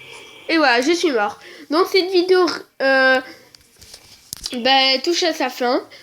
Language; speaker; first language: French; native; French